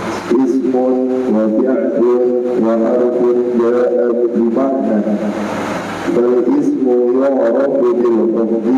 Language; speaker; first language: Arabic; non-native, learner; Indonesian